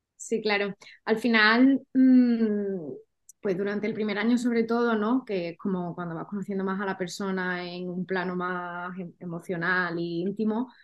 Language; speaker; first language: Spanish; native; Spanish